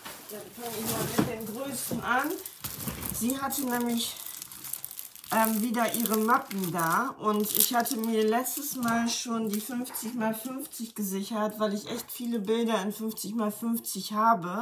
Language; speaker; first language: German; native; German